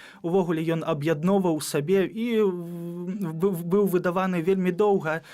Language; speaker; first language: Belarusian; native; Belarusian